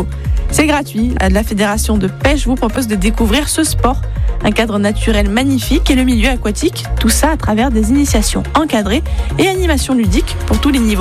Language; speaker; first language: French; native; French